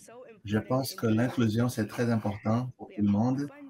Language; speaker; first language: French; non-native, fluent; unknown